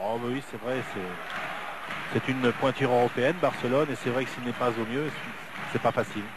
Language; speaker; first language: French; native; French